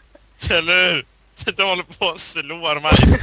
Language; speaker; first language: Swedish; native; Swedish